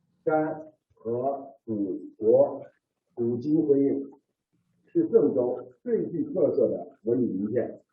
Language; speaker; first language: Chinese; native; Chinese